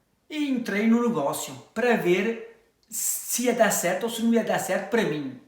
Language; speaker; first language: Portuguese; early bilingual, heritage; French